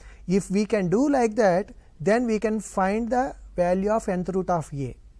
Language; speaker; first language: English; non-native, local second language; Telugu